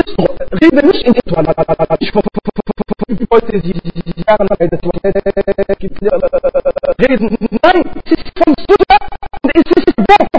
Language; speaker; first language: German; non-native, learner; Arabic